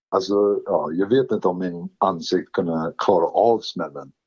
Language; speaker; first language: Swedish; non-native, fluent; English